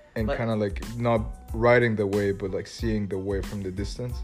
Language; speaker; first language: English; early bilingual, other home language; Spanish